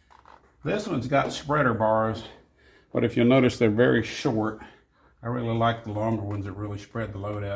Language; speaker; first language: English; native; English